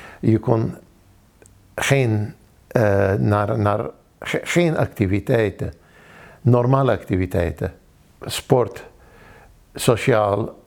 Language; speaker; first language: Dutch; non-native, fluent; Arabic